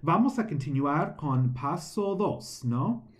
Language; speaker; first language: Spanish; non-native, fluent; English